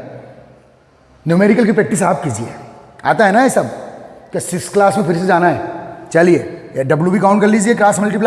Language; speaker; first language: Hindi; native; Hindi